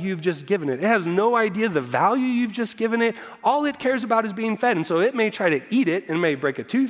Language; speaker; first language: English; native; English